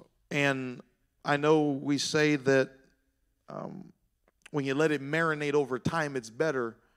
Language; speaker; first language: English; native; English